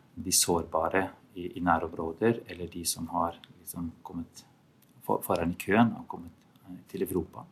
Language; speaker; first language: Norwegian; non-native, fluent; Albanian